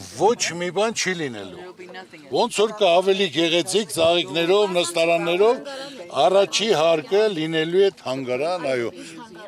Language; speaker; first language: Armenian; native; Armenian